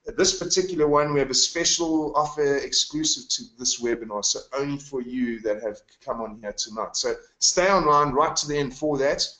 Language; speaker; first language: English; native; English